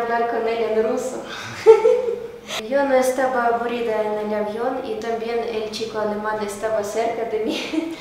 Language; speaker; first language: Spanish; non-native, learner; Ukrainian